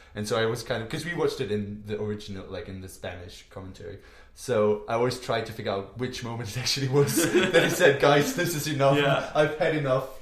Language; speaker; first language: English; non-native, fluent; German